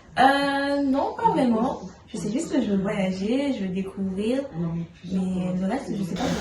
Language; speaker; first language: French; native; French